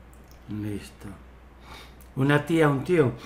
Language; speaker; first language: Spanish; native; Spanish